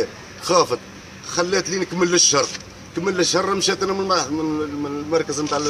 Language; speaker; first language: Arabic; native; Arabic